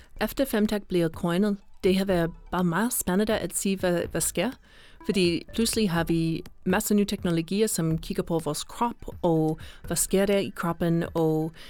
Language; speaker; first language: Danish; non-native, fluent; English